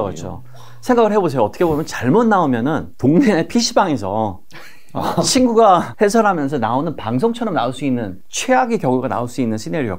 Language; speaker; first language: Korean; native; Korean